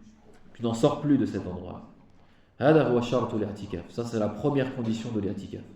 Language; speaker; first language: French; native; French